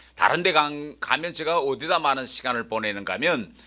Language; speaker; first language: Korean; native; Korean